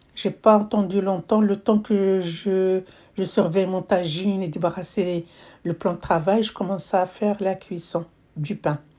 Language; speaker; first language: French; non-native, local second language; Arabic